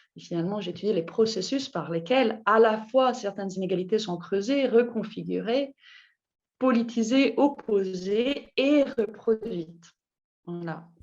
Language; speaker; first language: French; non-native, fluent; Italian